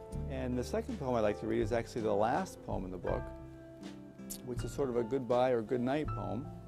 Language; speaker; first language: English; native; English